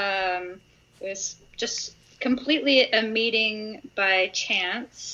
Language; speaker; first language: English; native; English